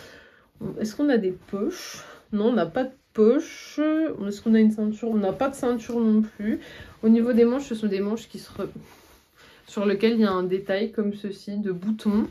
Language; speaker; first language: French; native; French